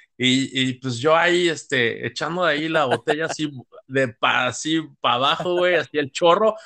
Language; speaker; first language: Spanish; native; Spanish